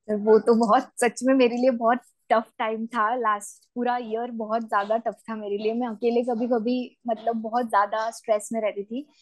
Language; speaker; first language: Hindi; non-native, local second language; Marathi